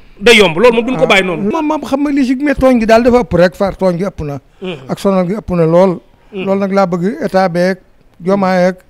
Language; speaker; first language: Wolof; native; Wolof